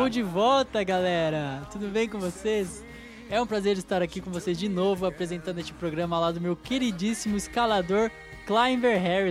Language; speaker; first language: Portuguese; native; Portuguese